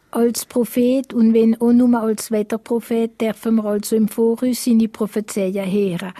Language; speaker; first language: German; non-native, local second language; Swiss German